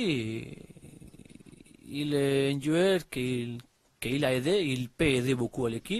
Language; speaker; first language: French; non-native, learner; Spanish